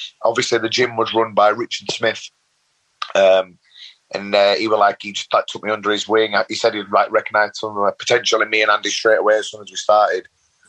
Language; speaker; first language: English; native; English